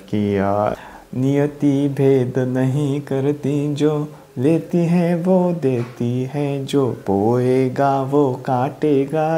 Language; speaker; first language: Hindi; non-native, local second language; Marathi